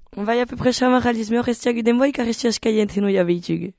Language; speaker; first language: Basque; native; Basque